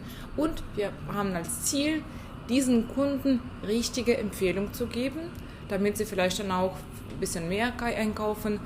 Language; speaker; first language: German; non-native, fluent; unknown